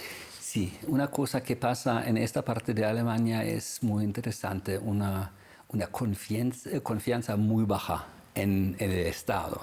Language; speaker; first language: Spanish; non-native, fluent; German